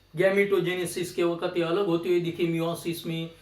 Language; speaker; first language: Hindi; non-native, local second language; Marathi